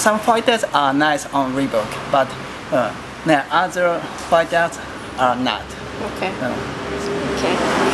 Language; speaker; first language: English; non-native, learner; Japanese